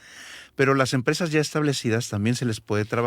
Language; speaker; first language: Spanish; native; Spanish